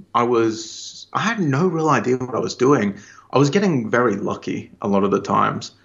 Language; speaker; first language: English; native; English